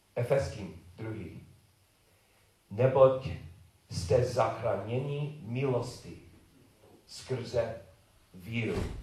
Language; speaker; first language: Czech; non-native, learner; English